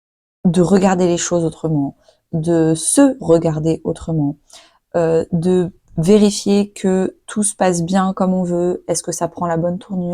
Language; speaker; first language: French; native; French